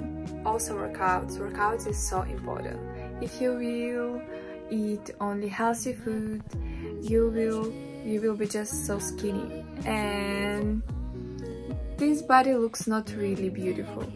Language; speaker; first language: English; non-native, fluent; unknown